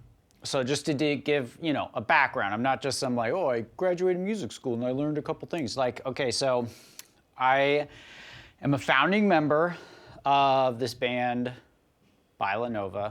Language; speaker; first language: English; native; English